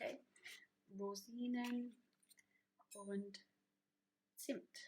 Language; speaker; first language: German; non-native, fluent; English